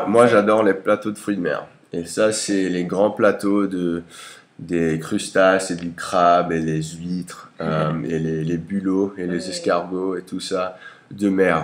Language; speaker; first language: French; early bilingual, heritage; English